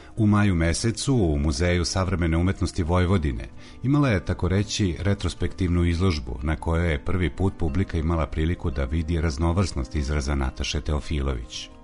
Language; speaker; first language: Serbian; native; Serbian